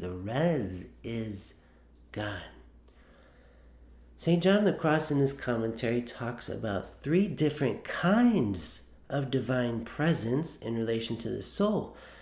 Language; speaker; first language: English; native; English